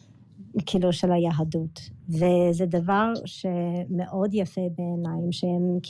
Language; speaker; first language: Hebrew; early bilingual, other home language; English